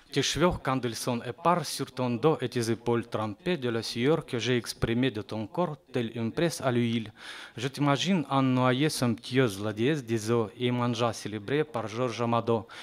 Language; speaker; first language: French; non-native, fluent; Russian